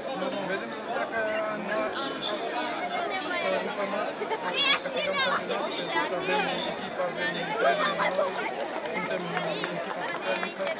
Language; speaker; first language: Romanian; non-native, learner; Portuguese